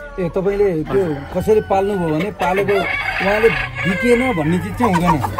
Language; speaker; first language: Nepali; native; Nepali